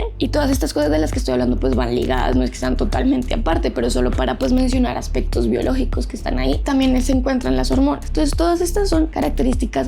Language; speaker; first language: Spanish; native; Spanish